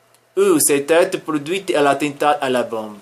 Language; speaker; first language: French; non-native, learner; Spanish